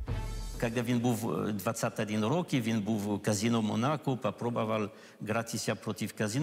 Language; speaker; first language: Ukrainian; non-native, learner; French